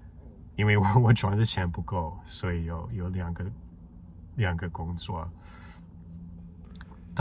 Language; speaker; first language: Chinese; non-native, fluent; English